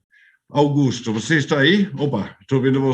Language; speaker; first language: Portuguese; non-native, fluent; English